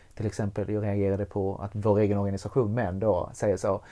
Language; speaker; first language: Swedish; early bilingual, other home language; Spanish